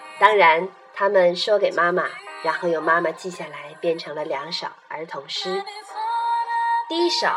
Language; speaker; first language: Chinese; native; Chinese